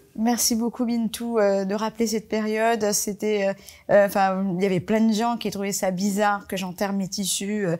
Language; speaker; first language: French; early bilingual, other home language; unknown